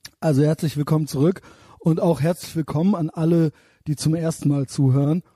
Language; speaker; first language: German; native; German